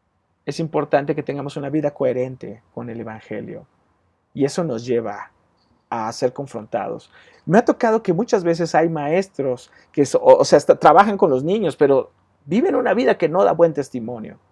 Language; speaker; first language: Spanish; native; Spanish